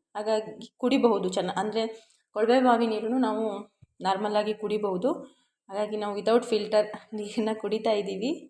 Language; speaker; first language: Kannada; native; Kannada